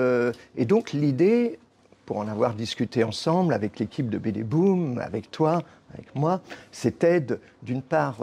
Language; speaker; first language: French; native; French